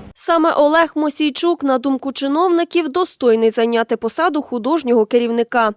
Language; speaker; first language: Ukrainian; native; Ukrainian